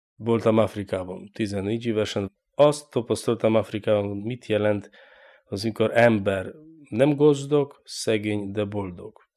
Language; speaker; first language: Hungarian; non-native, learner; Polish